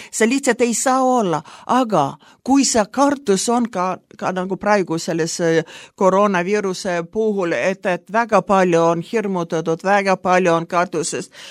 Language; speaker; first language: Estonian; non-native, local second language; Russian